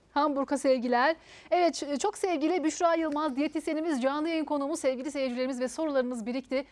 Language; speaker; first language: Turkish; native; Turkish